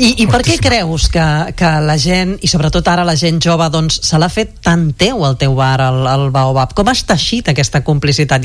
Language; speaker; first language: Catalan; native; Catalan